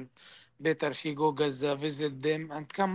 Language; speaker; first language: English; non-native, learner; Arabic